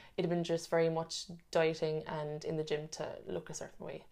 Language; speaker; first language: English; native; English